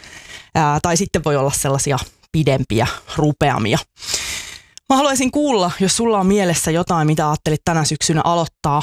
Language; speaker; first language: Finnish; native; Finnish